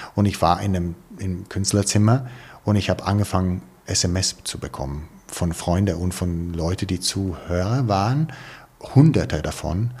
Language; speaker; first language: German; non-native, fluent; Italian